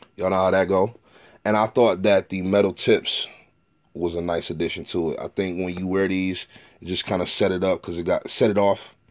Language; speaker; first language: English; native; English